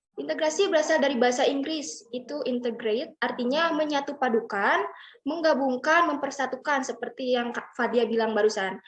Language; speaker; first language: Indonesian; native; Indonesian